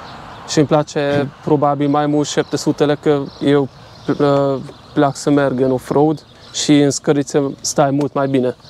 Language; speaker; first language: Romanian; non-native, local second language; Hungarian